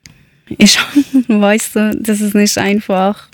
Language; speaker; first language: German; non-native, learner; Persian